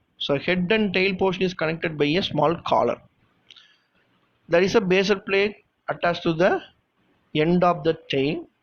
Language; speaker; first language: English; non-native, local second language; Tamil